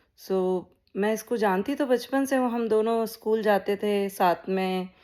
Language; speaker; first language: Hindi; native; Hindi